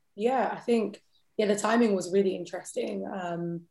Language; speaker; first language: English; native; English